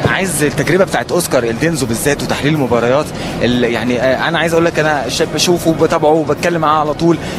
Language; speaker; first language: Arabic; native; Arabic